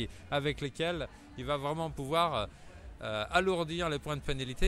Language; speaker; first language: French; native; French